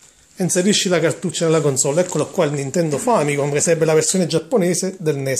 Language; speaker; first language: Italian; native; Italian